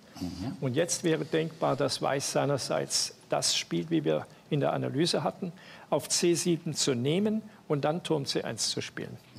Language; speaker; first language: German; native; German